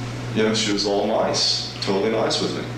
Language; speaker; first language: English; native; English